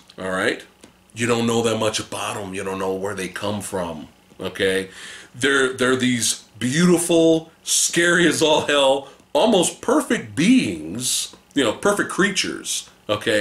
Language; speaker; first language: English; native; English